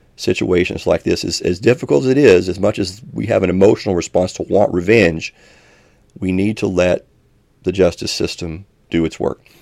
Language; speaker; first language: English; native; English